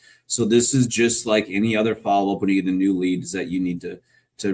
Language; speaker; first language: English; native; English